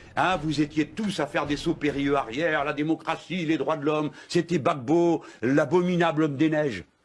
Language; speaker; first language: French; native; French